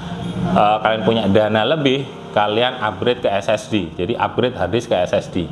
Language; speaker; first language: Indonesian; native; Indonesian